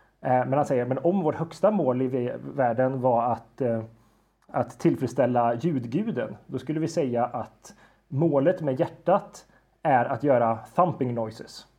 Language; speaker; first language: Swedish; native; Swedish